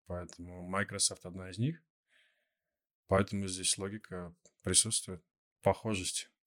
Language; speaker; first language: Russian; native; Russian